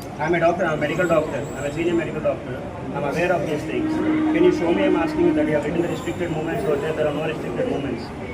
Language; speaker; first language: English; non-native, local second language; Telugu